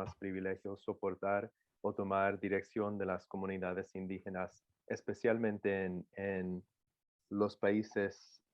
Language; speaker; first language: Spanish; non-native, local second language; English